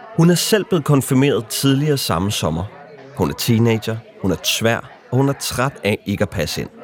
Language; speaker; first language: Danish; native; Danish